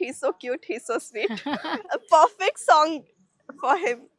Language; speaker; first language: Telugu; non-native, learner; Kannada